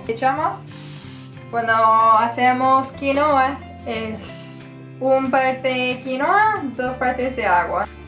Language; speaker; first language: Spanish; non-native, fluent; English